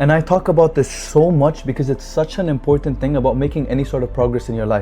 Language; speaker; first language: English; non-native, fluent; Arabic